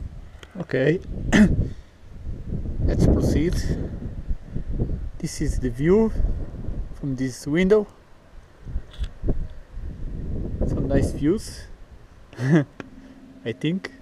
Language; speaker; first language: English; non-native, learner; Portuguese